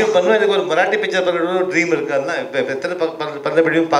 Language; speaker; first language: Tamil; early bilingual, heritage; Tamil